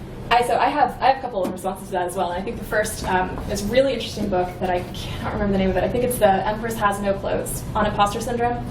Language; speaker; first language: English; native; English